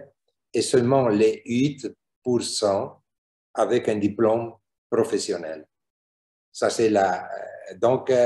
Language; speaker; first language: French; non-native, fluent; Italian